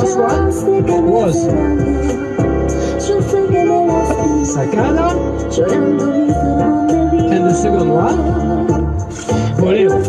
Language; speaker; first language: English; non-native, learner; French